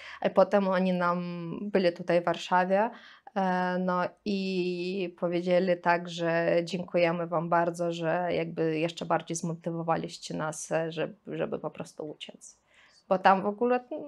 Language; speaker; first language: Polish; non-native, fluent; Russian